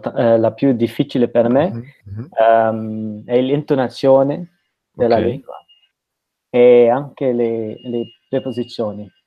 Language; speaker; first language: Italian; non-native, learner; Dutch